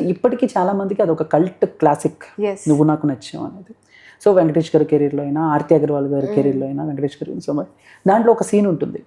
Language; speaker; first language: Telugu; native; Telugu